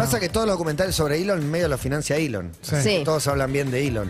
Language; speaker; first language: Spanish; native; Spanish